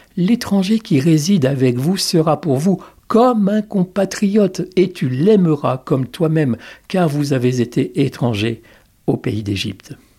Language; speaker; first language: French; native; French